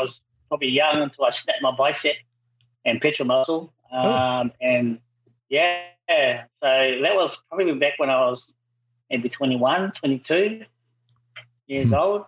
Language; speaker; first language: English; native; English